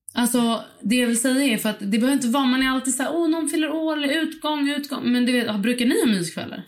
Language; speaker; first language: Swedish; early bilingual, other home language; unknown